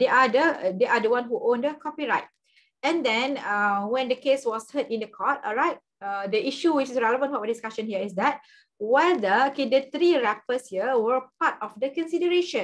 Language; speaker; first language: English; non-native, local second language; Malay